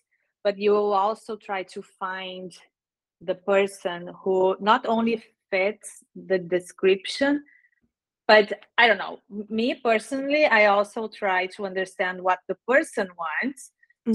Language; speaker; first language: English; non-native, fluent; Portuguese